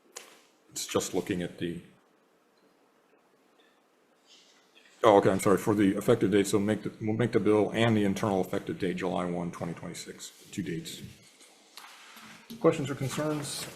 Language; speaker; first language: English; native; English